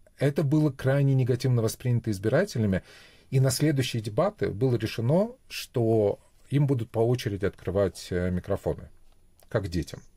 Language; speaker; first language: Russian; native; Russian